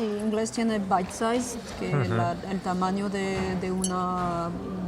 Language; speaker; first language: Spanish; non-native, fluent; French